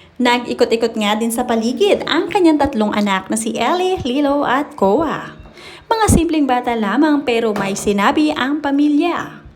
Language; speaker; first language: Filipino; native; Filipino